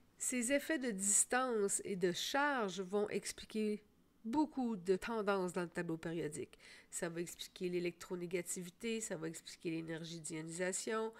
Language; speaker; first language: French; native; French